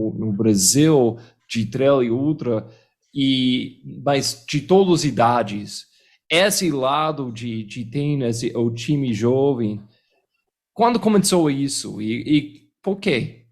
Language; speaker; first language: Portuguese; non-native, fluent; English